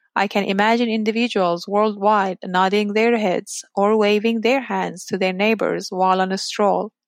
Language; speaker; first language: English; non-native, fluent; Persian